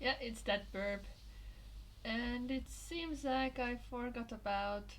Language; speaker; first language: English; non-native, fluent; Hungarian